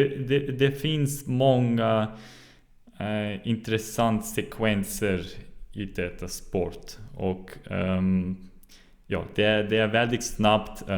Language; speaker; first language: Swedish; non-native, learner; German